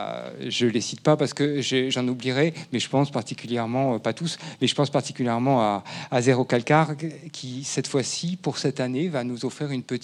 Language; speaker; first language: French; native; French